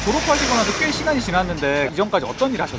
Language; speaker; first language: Korean; native; Korean